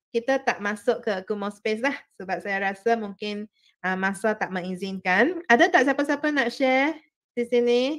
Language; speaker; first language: Malay; non-native, local second language; Chinese